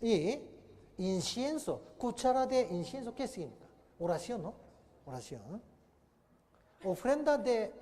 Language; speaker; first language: Spanish; non-native, learner; Korean